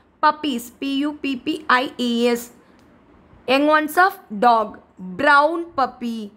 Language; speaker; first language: English; non-native, local second language; Tamil